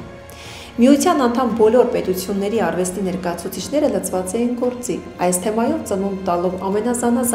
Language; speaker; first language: Armenian; native; Armenian